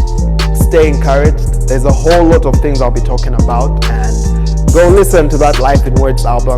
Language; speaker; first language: English; non-native, local second language; Bemba